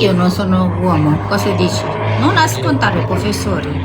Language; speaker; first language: Italian; non-native, learner; Albanian